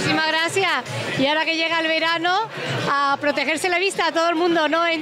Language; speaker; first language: Spanish; native; Spanish